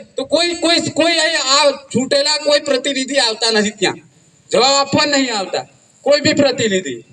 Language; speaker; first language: Gujarati; non-native, local second language; Rathawi